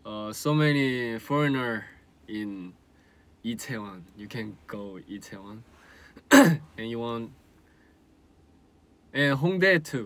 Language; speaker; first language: English; non-native, learner; Korean